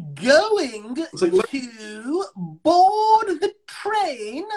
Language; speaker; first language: English; native; English